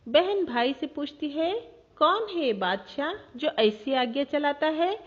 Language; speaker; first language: Hindi; non-native, local second language; Kannada